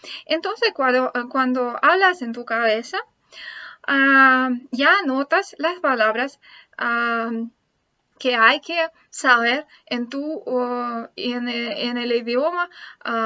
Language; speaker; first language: Spanish; non-native, fluent; Russian